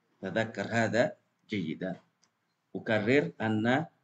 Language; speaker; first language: Arabic; non-native, fluent; Indonesian